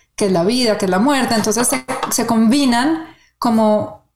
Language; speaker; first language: Spanish; native; Spanish